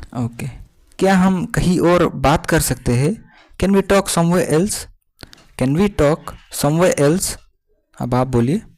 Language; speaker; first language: Hindi; native; Hindi